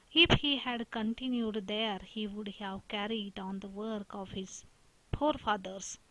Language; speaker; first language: English; non-native, local second language; Marathi